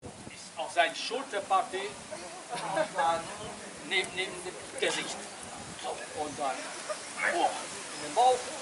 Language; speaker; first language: German; non-native, fluent; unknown